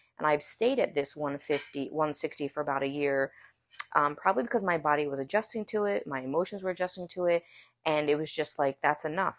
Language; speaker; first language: English; native; English